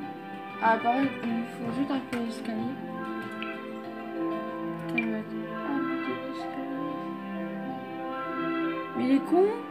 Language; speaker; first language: French; native; French